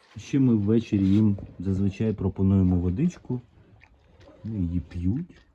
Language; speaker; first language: Ukrainian; native; Ukrainian